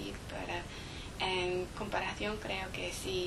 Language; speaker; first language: Spanish; non-native, learner; English